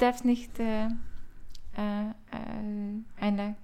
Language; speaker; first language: German; non-native, learner; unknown